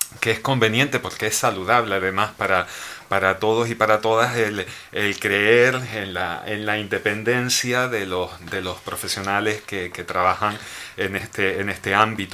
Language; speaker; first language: Spanish; native; Spanish